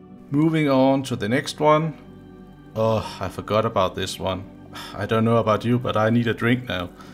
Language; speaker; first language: English; non-native, fluent; Danish